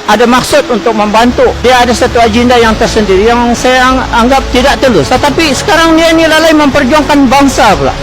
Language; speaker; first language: Malay; non-native, local second language; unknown